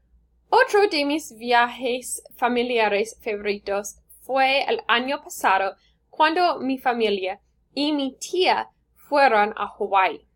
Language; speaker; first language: Spanish; non-native, learner; English